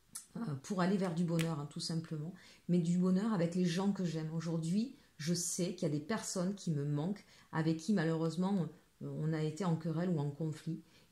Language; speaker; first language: French; native; French